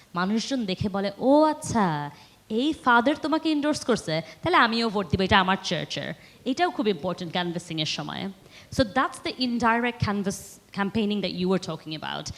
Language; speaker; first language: Bangla; early bilingual, heritage; Bangla